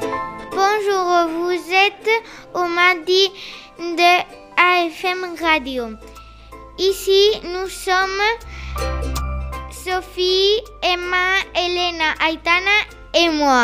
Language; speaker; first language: French; early bilingual, heritage; French